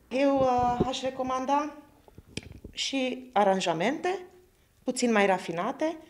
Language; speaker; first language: Romanian; native; Romanian